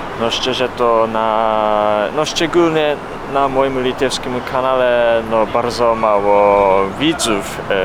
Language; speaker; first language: Polish; non-native, learner; Japanese